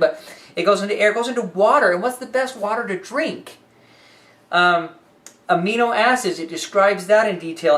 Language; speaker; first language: English; native; English